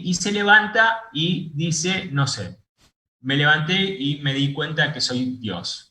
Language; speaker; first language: Spanish; native; Spanish